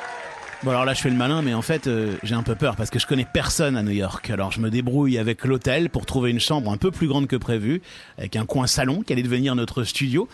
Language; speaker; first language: French; native; French